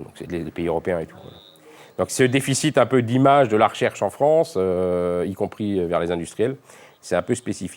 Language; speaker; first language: French; native; French